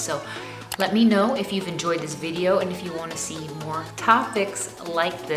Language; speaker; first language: English; native; English